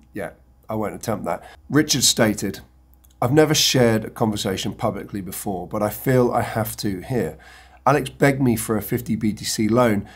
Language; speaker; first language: English; native; English